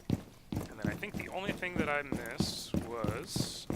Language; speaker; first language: English; native; English